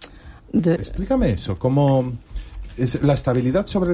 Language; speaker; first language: Spanish; native; Spanish